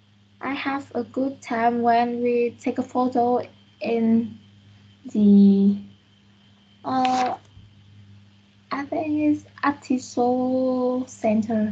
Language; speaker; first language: English; non-native, learner; Vietnamese